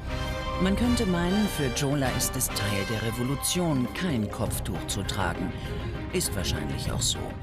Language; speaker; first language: German; native; German